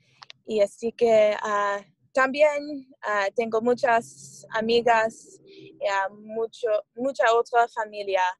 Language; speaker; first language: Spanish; non-native, learner; English